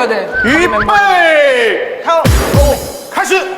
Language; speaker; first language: Chinese; native; Chinese